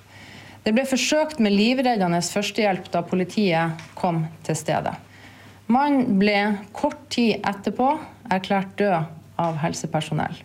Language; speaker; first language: Norwegian; native; Norwegian